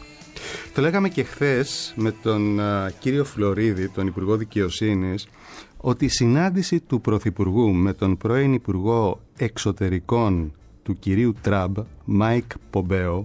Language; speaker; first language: Greek; native; Greek